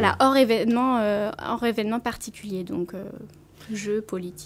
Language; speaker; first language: French; native; French